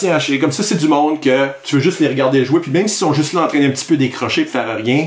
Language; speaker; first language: French; native; French